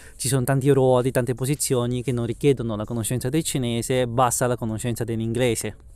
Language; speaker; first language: Italian; early bilingual, other home language; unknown